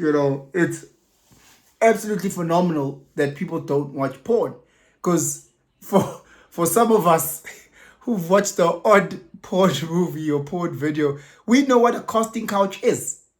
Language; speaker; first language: English; non-native, local second language; Zulu